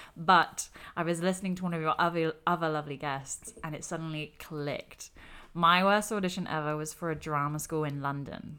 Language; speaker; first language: English; native; English